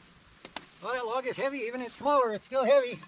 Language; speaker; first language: English; native; English